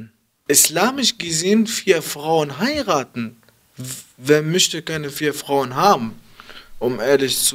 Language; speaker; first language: German; early bilingual, other home language; Arabic